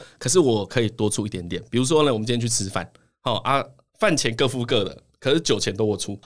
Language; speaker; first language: Chinese; native; Chinese